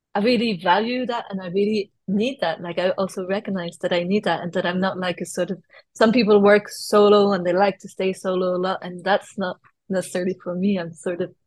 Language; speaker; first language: English; non-native, fluent; French